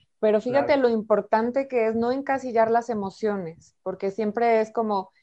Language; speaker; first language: Spanish; native; Spanish